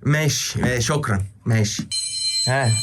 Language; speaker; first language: Arabic; native; Arabic